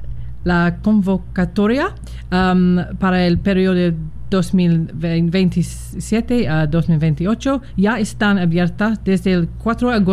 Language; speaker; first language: Spanish; non-native, learner; English